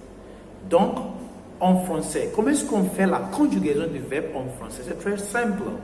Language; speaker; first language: French; non-native, fluent; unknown